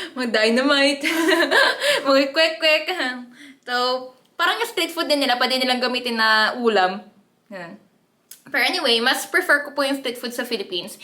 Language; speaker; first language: Filipino; early bilingual, other home language; Korean